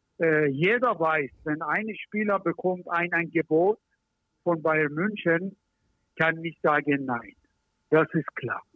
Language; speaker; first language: German; non-native, learner; Persian